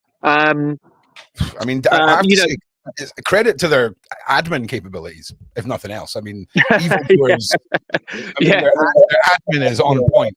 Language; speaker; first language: English; native; English